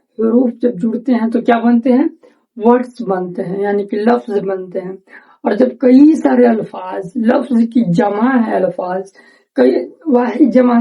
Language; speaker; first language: Urdu; native; Urdu